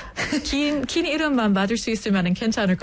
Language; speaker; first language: Korean; non-native, fluent; English